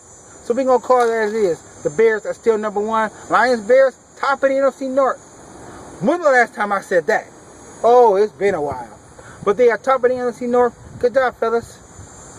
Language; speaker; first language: English; native; English